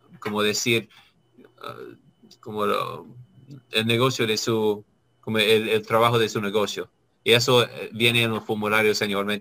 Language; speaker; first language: Spanish; non-native, learner; English